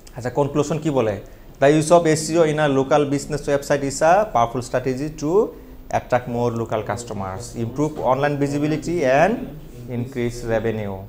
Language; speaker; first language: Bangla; non-native, local second language; Garo